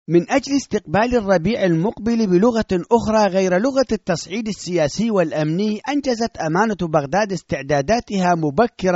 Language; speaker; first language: Arabic; native; Arabic